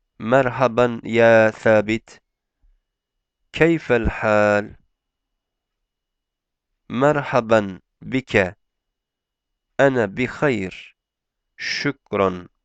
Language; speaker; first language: Arabic; non-native, fluent; Turkish